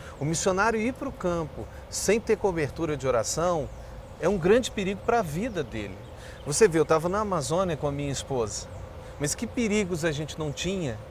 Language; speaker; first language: Portuguese; native; Portuguese